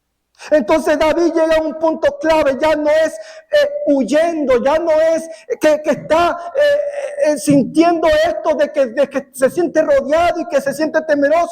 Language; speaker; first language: Spanish; native; Spanish